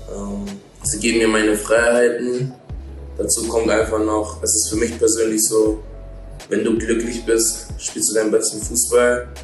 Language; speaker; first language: German; native; German